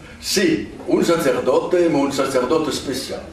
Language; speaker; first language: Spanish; non-native, learner; French